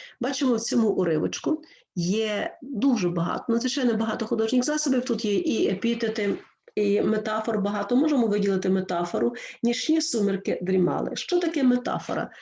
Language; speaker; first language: Ukrainian; native; Ukrainian